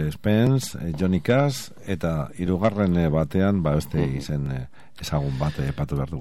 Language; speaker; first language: Basque; native; Basque